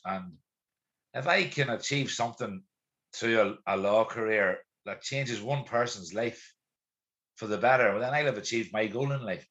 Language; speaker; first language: English; native; English